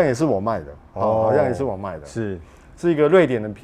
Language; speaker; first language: Chinese; native; Chinese